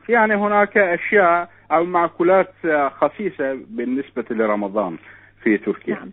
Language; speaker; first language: Arabic; non-native, fluent; Turkish